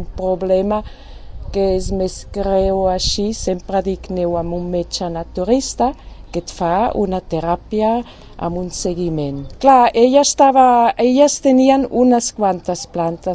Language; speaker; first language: Catalan; non-native, fluent; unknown